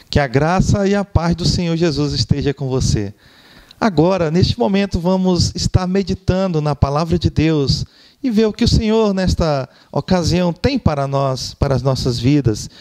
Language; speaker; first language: Portuguese; native; Portuguese